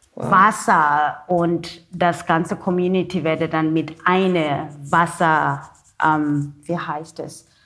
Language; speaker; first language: German; non-native, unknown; Xhosa